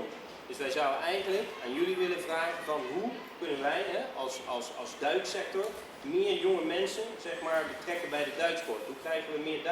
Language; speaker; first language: Dutch; native; Dutch